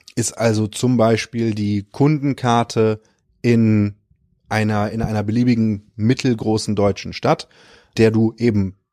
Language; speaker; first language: German; native; German